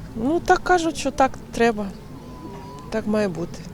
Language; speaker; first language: Ukrainian; native; Ukrainian